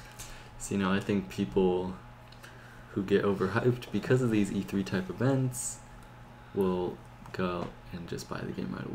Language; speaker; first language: English; native; English